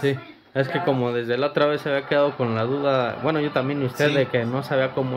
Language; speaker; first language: Spanish; native; Spanish